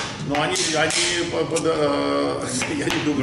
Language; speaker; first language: Russian; early bilingual, other home language; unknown